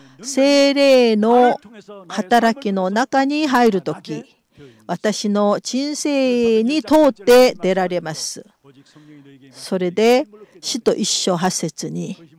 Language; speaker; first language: Japanese; non-native, fluent; Korean